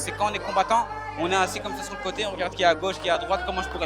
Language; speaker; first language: French; native; French